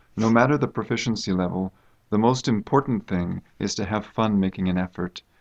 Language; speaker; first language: English; native; English